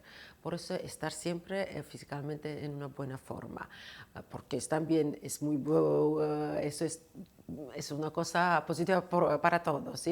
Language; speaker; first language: Spanish; non-native, fluent; Georgian